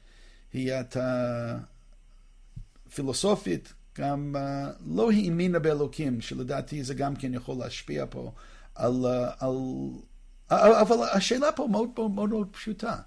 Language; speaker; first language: Hebrew; non-native, fluent; English